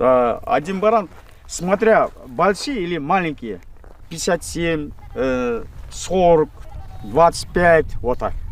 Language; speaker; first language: Russian; non-native, local second language; Kazakh